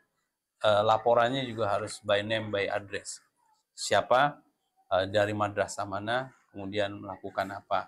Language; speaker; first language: Indonesian; native; Indonesian